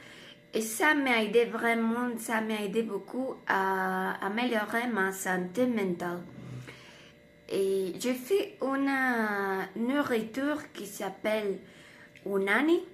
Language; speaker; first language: French; non-native, learner; Spanish